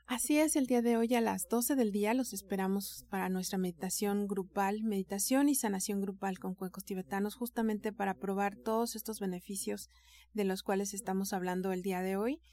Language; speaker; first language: Spanish; native; Spanish